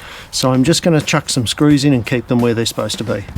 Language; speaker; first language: English; native; English